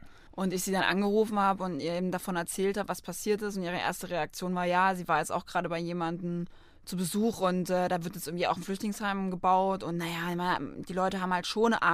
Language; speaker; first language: German; native; German